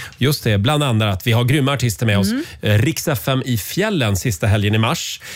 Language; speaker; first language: Swedish; native; Swedish